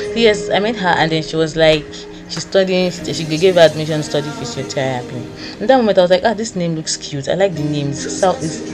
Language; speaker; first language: English; non-native, local second language; Yoruba